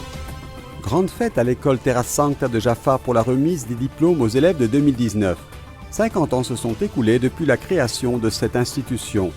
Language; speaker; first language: French; native; French